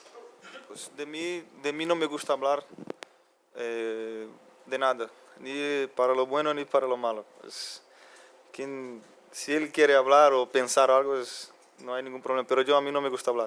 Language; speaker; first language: Spanish; non-native, fluent; Portuguese